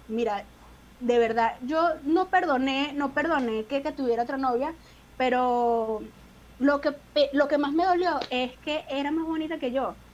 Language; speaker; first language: Spanish; native; Spanish